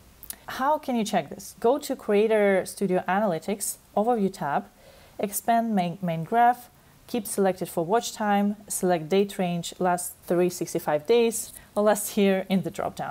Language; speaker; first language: English; non-native, fluent; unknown